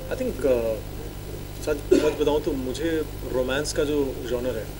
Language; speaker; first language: Hindi; native; Hindi